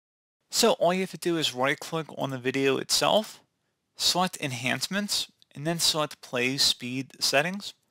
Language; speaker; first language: English; native; English